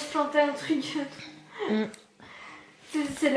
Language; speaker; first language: French; native; French